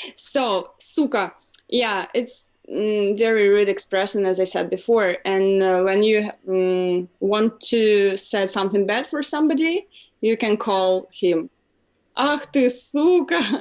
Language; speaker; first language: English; non-native, fluent; Russian